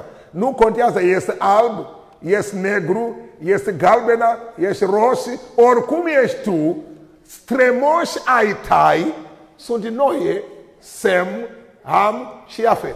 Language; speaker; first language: Romanian; non-native, learner; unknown